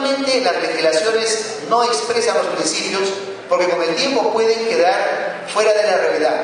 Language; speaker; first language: Spanish; native; Spanish